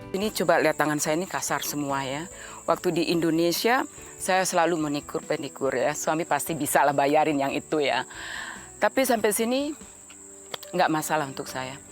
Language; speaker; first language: Indonesian; native; Indonesian